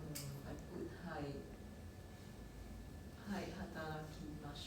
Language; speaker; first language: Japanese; non-native, learner; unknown